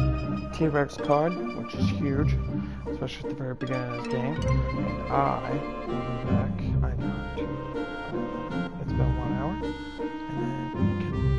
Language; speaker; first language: English; native; English